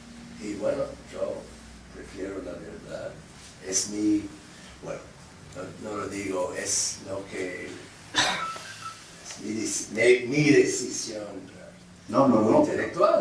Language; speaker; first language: Spanish; non-native, fluent; English